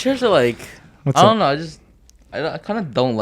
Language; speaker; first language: English; native; English